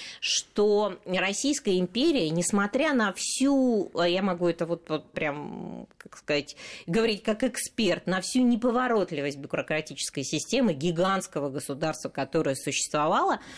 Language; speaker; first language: Russian; native; Russian